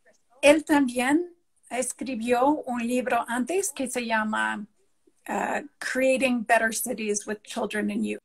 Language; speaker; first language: Spanish; non-native, fluent; English